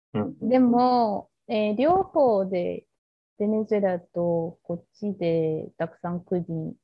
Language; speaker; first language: Japanese; non-native, fluent; Spanish